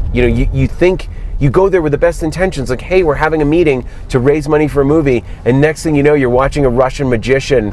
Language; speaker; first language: English; native; English